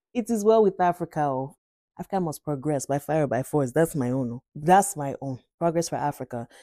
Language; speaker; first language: English; native; English